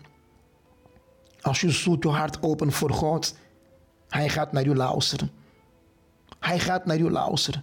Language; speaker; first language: Dutch; non-native, fluent; Portuguese